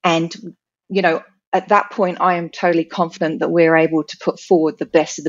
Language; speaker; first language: English; native; English